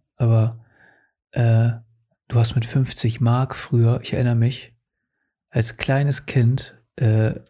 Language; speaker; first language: German; early bilingual, other home language; Portuguese